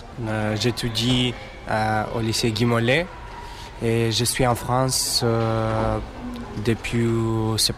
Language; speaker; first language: French; non-native, learner; Romanian